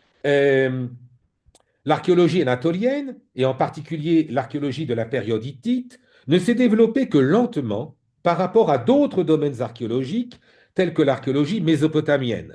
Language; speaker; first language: French; native; French